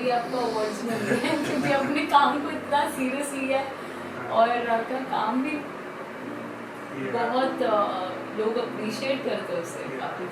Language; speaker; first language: Hindi; native; Hindi